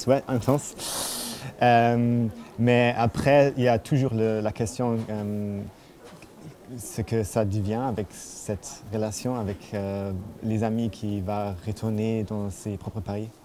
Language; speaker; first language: French; non-native, fluent; German